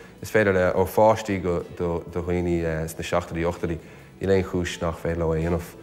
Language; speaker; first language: Irish; native; Irish